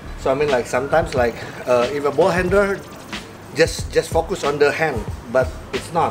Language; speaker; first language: English; non-native, learner; Indonesian